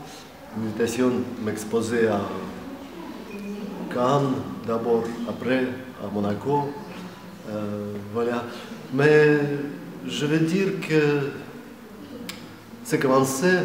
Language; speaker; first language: French; non-native, fluent; Russian